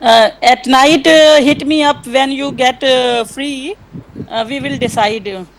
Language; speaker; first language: English; non-native, learner; Hindi